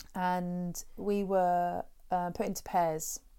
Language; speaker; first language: English; native; English